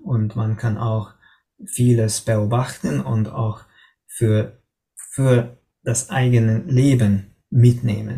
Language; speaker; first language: German; non-native, learner; Hungarian